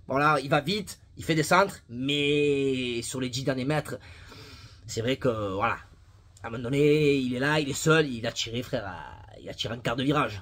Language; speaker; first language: French; native; French